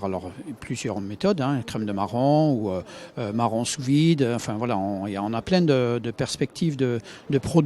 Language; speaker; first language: French; native; French